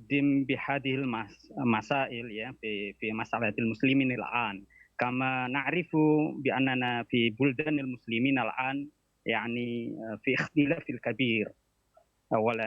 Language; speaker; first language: Arabic; non-native, learner; Indonesian